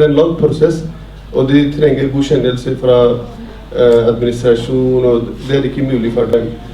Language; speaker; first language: Norwegian; non-native, fluent; Urdu